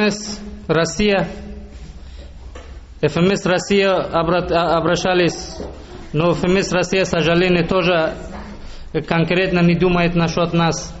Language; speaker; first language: Russian; early bilingual, other home language; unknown